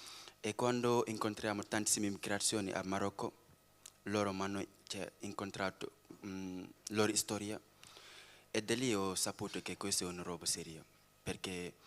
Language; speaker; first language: Italian; non-native, learner; Wolof